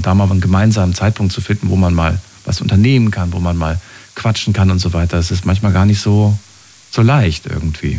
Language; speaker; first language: German; native; German